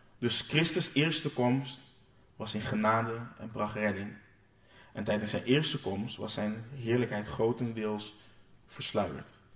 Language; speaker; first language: Dutch; non-native, local second language; Papiamento